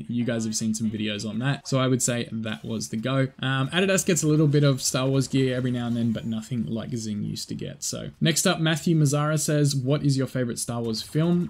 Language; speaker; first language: English; native; English